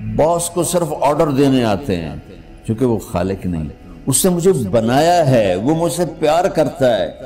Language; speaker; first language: Urdu; non-native, local second language; Punjabi